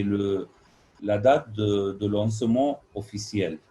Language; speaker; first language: French; non-native, learner; Arabic